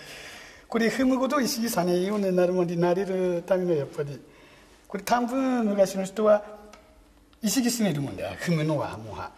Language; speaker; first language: Japanese; native; Japanese